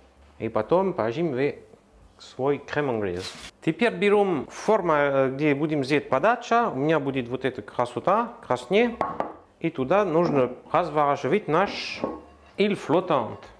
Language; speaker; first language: Russian; non-native, learner; French